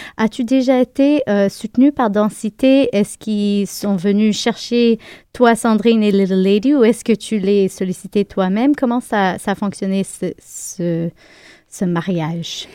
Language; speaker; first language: French; native; French